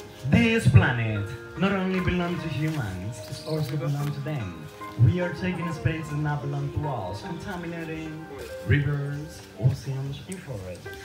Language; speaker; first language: English; non-native, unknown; Spanish